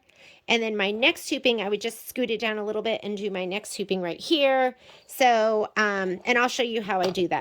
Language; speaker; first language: English; native; English